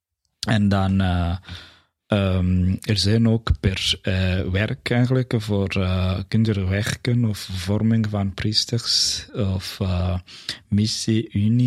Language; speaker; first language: Dutch; non-native, fluent; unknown